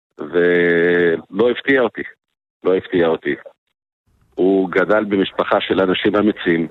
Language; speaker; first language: Hebrew; non-native, local second language; Arabic